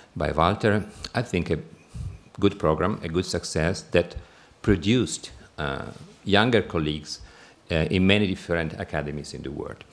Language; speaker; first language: English; non-native, fluent; Italian